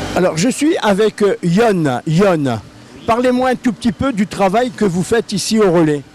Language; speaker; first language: French; native; French